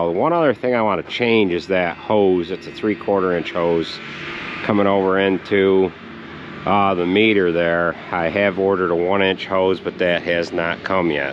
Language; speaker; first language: English; native; English